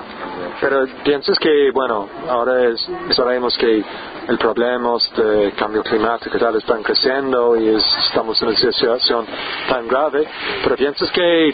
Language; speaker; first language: Spanish; non-native, learner; English